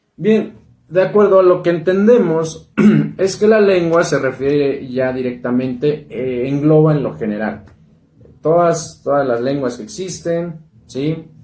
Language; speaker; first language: Spanish; non-native, local second language; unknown